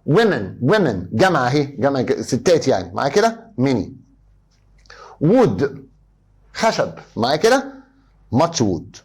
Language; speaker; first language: Arabic; native; Arabic